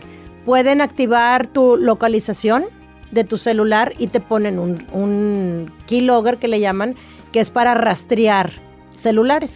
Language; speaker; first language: Spanish; native; Spanish